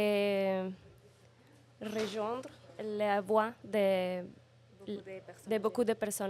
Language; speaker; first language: French; non-native, learner; Spanish